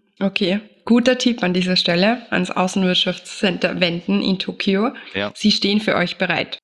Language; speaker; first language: German; native; German